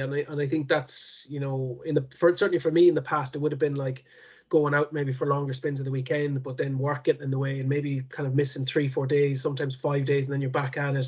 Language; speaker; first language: English; native; English